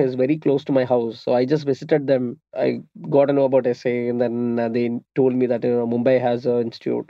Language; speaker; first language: English; non-native, local second language; Malayalam